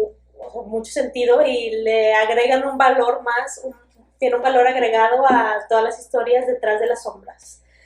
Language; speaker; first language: Spanish; native; Spanish